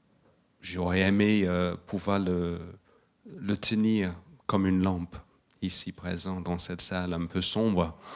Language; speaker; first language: French; non-native, fluent; English